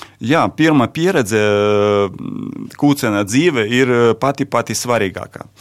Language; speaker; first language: Latvian; non-native, local second language; Russian